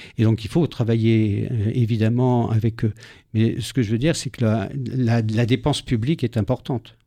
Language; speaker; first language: French; native; French